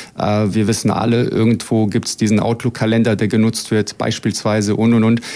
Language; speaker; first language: German; early bilingual, other home language; Bosnian